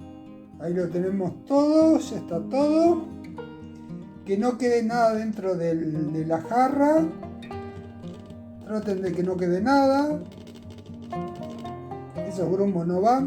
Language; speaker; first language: Spanish; native; Spanish